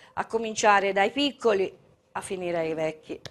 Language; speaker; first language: Italian; native; Italian